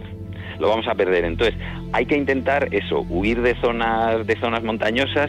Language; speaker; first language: Spanish; native; Spanish